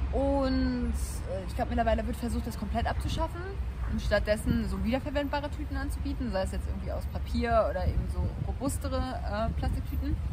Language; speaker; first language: German; native; German